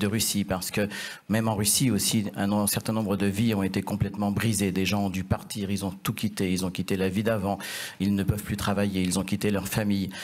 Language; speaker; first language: French; native; French